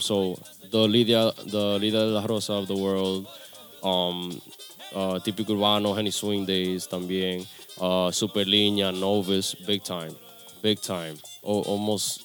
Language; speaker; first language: Spanish; early bilingual, heritage; Spanish